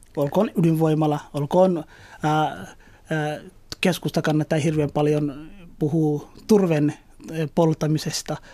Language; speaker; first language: Finnish; early bilingual, other home language; Somali